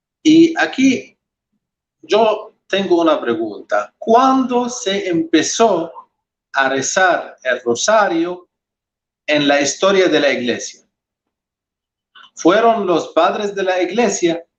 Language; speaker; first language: Spanish; non-native, fluent; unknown